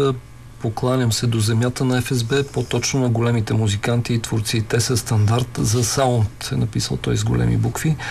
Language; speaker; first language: Bulgarian; native; Bulgarian